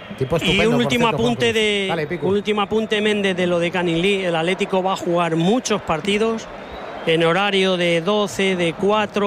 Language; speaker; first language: Spanish; native; Spanish